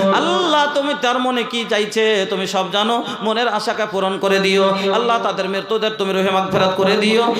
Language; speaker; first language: Bangla; non-native, local second language; Bhojpuri